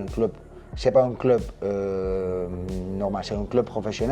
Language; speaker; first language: French; non-native, learner; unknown